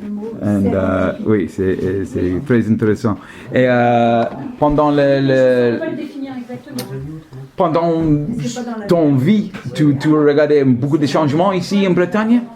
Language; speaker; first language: French; non-native, learner; English